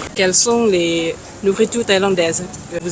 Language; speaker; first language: French; non-native, learner; Thai